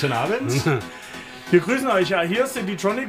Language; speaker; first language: German; native; German